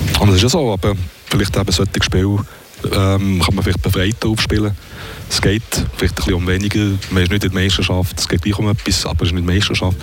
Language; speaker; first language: German; native; German